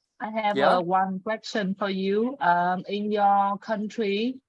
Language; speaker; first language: English; non-native, learner; Vietnamese